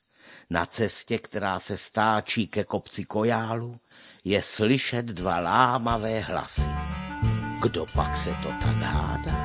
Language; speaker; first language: Czech; native; Czech